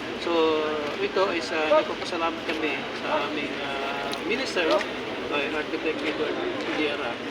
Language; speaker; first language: Filipino; non-native, local second language; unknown